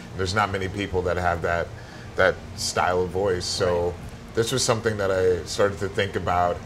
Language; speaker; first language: English; native; English